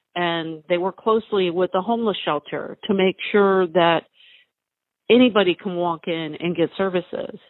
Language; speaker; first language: English; native; English